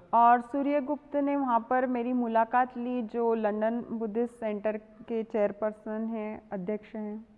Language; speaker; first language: Hindi; non-native, local second language; Marathi